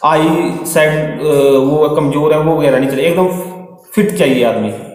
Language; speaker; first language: Hindi; native; Hindi